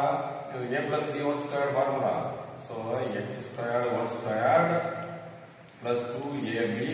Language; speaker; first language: English; non-native, local second language; Tamil